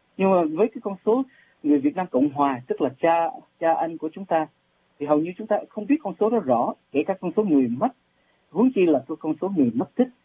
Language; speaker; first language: Vietnamese; native; Vietnamese